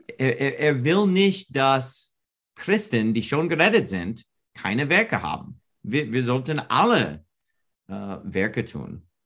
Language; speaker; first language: German; non-native, learner; English